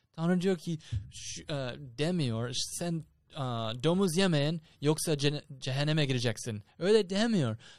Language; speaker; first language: Turkish; non-native, fluent; English